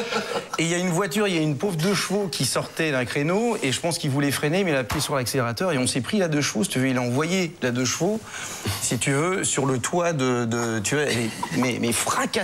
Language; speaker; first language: French; native; French